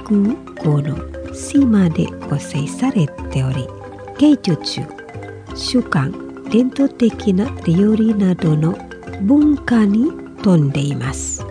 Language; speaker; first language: Japanese; non-native, fluent; Indonesian